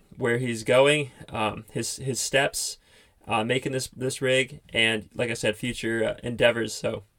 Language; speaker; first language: English; native; English